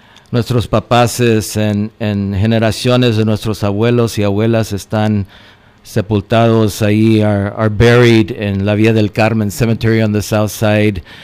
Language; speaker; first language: Spanish; early bilingual, heritage; Spanish